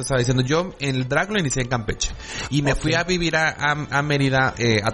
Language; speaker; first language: Spanish; native; Spanish